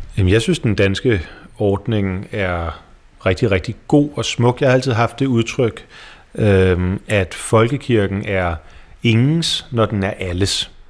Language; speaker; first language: Danish; native; Danish